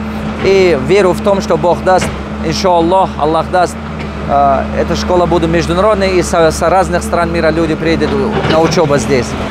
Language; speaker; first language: Russian; non-native, local second language; Tajik